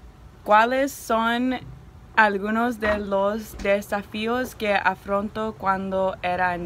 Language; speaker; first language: Spanish; non-native, learner; English